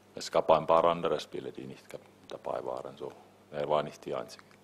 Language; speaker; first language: German; non-native, fluent; Finnish